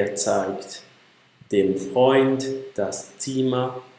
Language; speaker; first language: German; non-native, learner; Portuguese